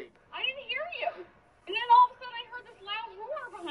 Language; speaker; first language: English; native; English